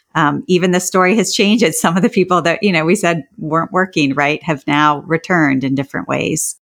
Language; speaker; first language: English; native; English